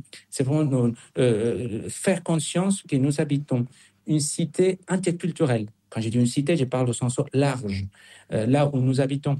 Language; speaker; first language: French; non-native, fluent; Spanish